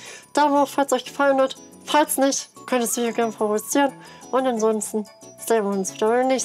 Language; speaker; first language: German; native; German